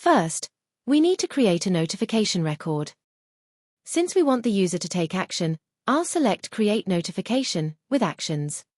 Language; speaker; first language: English; non-native, fluent; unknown